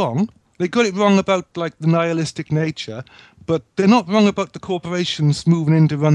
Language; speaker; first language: English; native; English